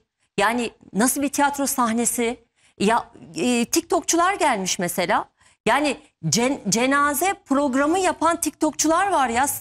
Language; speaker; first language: Turkish; native; Turkish